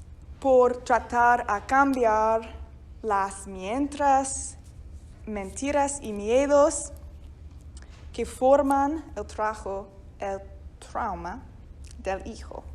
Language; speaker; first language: Spanish; non-native, fluent; English